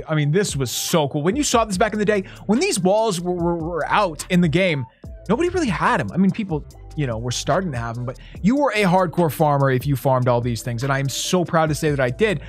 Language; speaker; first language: English; native; English